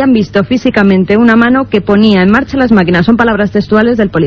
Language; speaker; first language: Spanish; native; Spanish